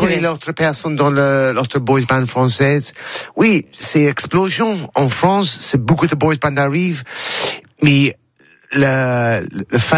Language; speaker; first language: French; non-native, learner; English